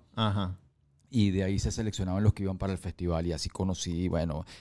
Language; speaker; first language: Spanish; early bilingual, heritage; Spanish